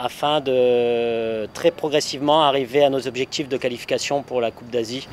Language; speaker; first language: French; native; French